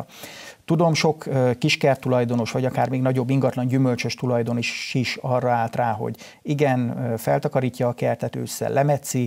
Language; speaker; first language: Hungarian; native; Hungarian